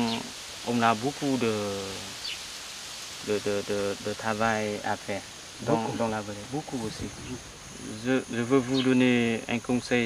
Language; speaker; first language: French; non-native, learner; Vietnamese